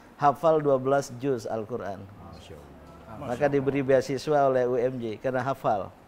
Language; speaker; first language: Indonesian; native; Indonesian